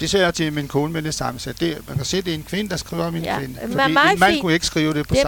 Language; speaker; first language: Danish; non-native, fluent; French